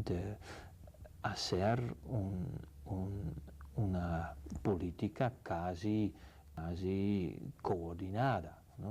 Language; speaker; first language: Spanish; non-native, fluent; Dutch